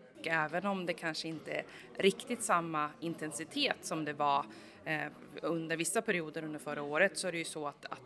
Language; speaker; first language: Swedish; native; Swedish